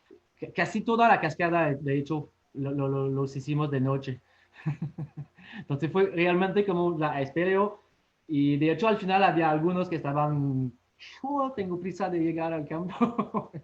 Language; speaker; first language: Spanish; non-native, fluent; French